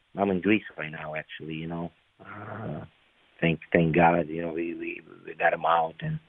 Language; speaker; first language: English; non-native, fluent; Ukrainian